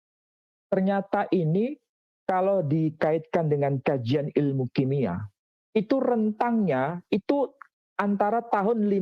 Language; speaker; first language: Indonesian; native; Indonesian